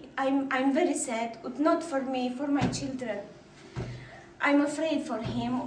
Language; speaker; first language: English; non-native, learner; Arabic